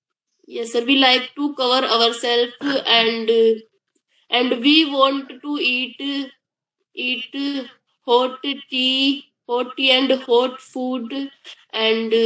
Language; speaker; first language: English; non-native, learner; Hindi